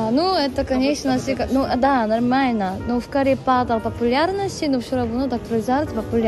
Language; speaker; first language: Russian; non-native, learner; Korean